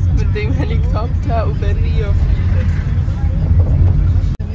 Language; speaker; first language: German; non-native, learner; Polish